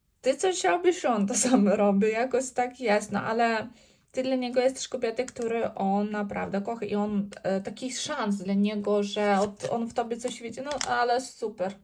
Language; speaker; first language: Polish; non-native, learner; Ukrainian